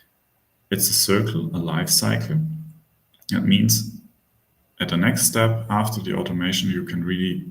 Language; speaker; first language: English; non-native, fluent; German